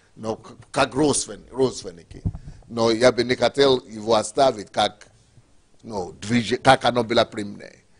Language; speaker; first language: Russian; non-native, fluent; Yoruba